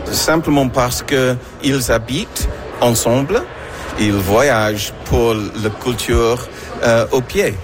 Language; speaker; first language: French; non-native, learner; English